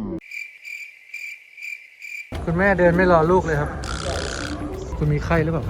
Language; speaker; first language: Thai; native; Thai